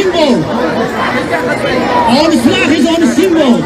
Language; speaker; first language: Dutch; non-native, learner; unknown